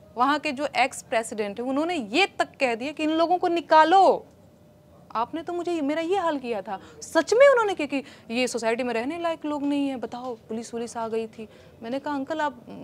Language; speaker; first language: Hindi; non-native, local second language; Bhojpuri